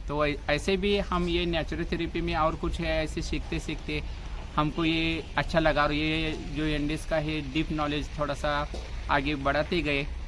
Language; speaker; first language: Hindi; non-native, local second language; Marathi